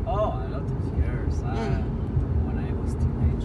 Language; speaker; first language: English; non-native, learner; Polish